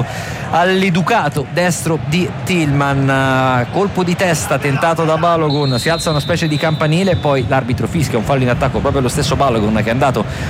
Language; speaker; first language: Italian; native; Italian